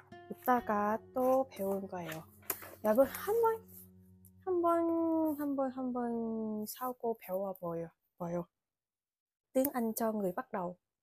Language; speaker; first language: Korean; non-native, fluent; Vietnamese